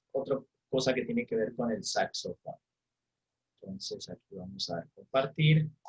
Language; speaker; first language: Spanish; native; Spanish